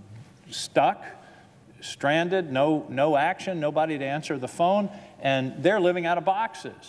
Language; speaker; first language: English; native; English